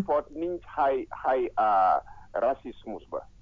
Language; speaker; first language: Hungarian; non-native, learner; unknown